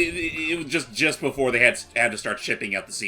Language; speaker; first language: English; native; English